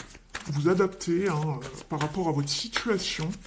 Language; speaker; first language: French; native; French